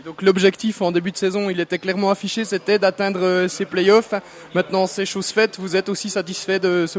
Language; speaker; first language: French; native; French